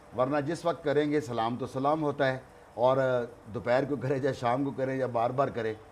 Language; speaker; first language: Urdu; non-native, local second language; Punjabi